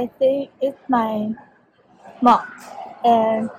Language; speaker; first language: English; non-native, learner; Chinese